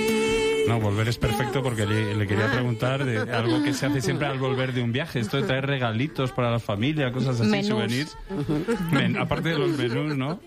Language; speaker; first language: Spanish; native; Spanish